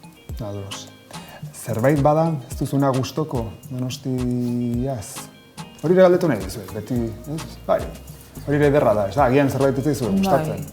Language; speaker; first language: Basque; native; Basque